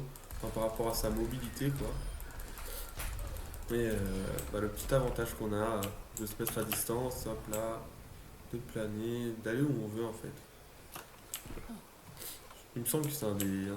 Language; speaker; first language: French; native; French